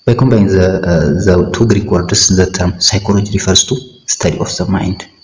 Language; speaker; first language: English; non-native, local second language; Amharic